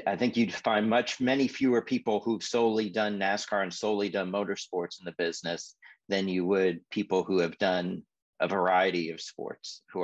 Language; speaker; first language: English; native; English